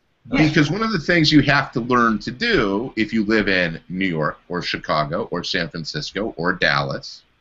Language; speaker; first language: English; native; English